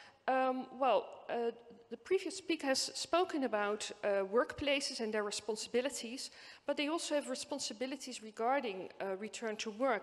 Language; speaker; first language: English; non-native, fluent; Dutch